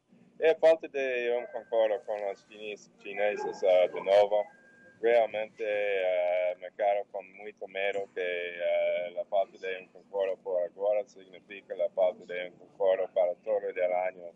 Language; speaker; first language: Portuguese; non-native, fluent; English